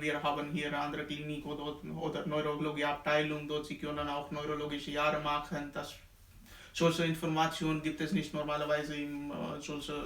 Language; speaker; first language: German; non-native, learner; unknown